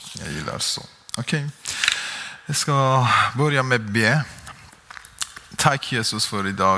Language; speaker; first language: Swedish; non-native, learner; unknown